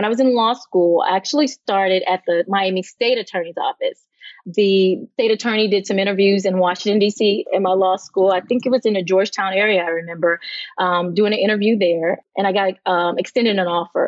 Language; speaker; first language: English; native; English